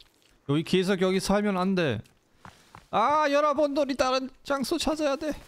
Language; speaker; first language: Korean; non-native, learner; German